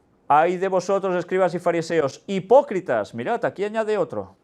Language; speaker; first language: Spanish; native; Spanish